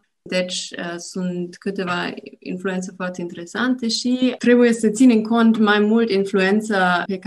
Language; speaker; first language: Romanian; non-native, learner; German